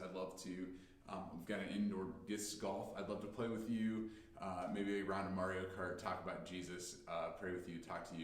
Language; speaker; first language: English; native; English